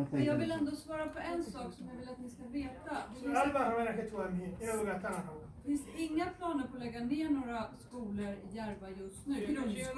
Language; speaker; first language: Swedish; native; Swedish